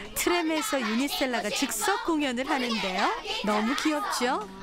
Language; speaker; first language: Korean; native; Korean